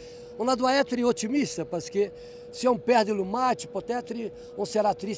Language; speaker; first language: French; non-native, fluent; Portuguese